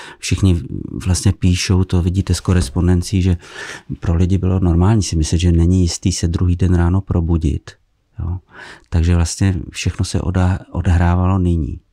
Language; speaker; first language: Czech; native; Czech